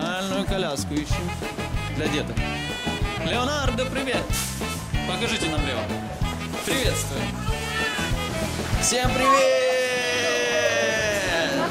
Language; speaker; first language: Russian; native; Russian